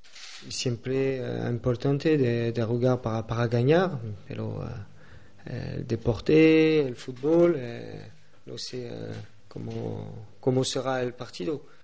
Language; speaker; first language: Spanish; non-native, learner; French